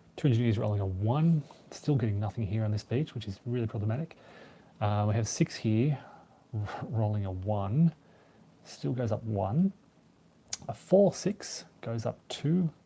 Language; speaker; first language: English; native; English